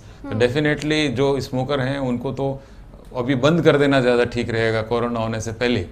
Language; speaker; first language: Hindi; native; Hindi